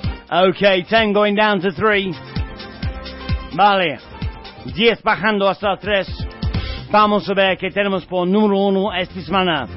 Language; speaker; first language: Spanish; non-native, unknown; English